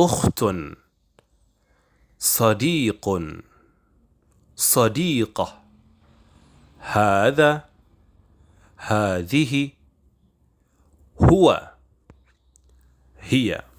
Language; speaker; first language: Arabic; non-native, fluent; Indonesian